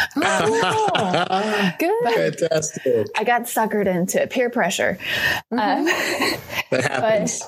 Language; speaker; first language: English; native; English